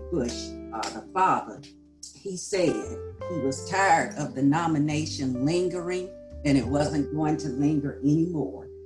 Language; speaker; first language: English; native; English